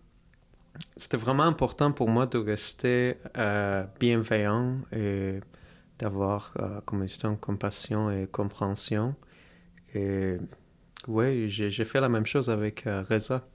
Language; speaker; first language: French; non-native, fluent; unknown